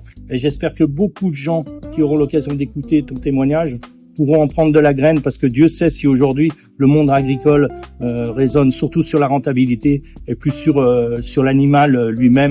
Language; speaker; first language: French; native; French